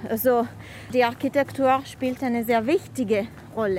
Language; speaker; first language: German; non-native, fluent; Italian